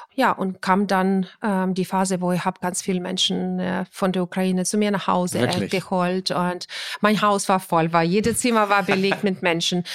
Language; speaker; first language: German; non-native, fluent; Ukrainian